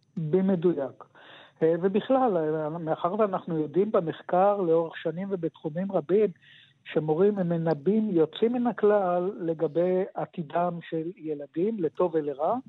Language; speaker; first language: Hebrew; native; Hebrew